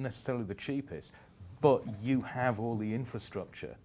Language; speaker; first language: English; native; English